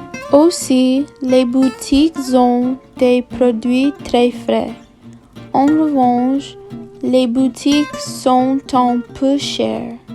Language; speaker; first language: French; non-native, learner; English